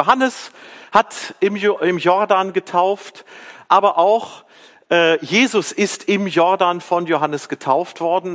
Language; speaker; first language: German; native; German